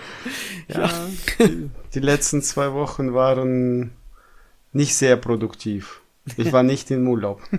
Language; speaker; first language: German; non-native, fluent; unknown